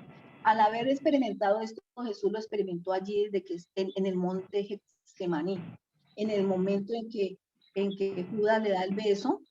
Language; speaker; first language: Spanish; native; Spanish